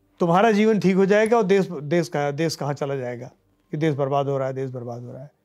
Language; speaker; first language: Hindi; native; Hindi